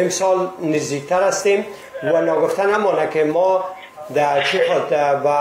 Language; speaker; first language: Persian; native; Persian